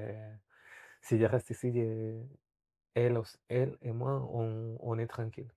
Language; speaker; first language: French; non-native, fluent; Spanish